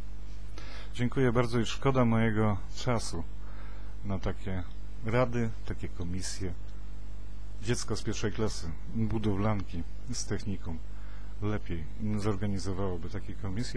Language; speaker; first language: Polish; native; Polish